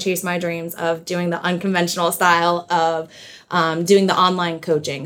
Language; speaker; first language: English; native; English